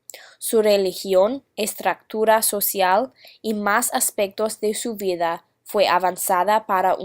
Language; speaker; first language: Spanish; non-native, learner; English